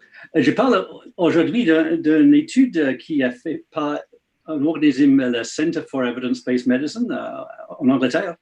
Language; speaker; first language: French; non-native, learner; English